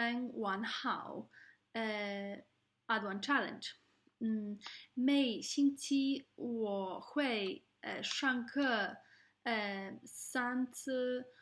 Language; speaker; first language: Chinese; non-native, learner; English